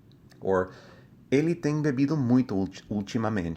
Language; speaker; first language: Portuguese; non-native, fluent; English